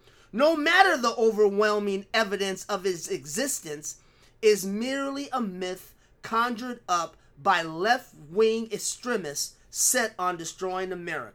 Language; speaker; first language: English; native; English